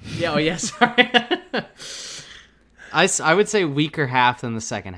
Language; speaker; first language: English; native; English